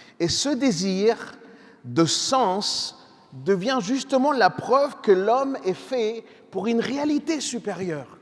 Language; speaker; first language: French; non-native, fluent; Spanish